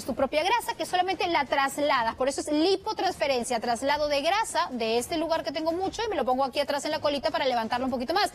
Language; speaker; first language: Spanish; native; Spanish